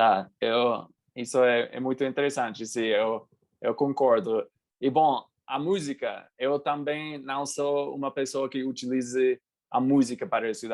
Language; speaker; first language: Portuguese; non-native, fluent; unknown